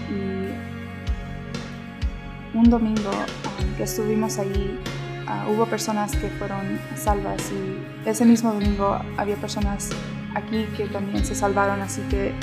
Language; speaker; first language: Spanish; early bilingual, heritage; Spanish